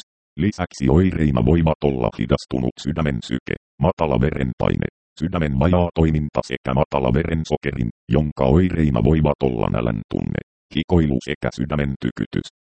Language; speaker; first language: Finnish; native; Finnish